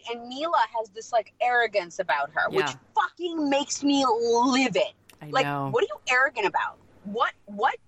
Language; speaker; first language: English; non-native, fluent; Russian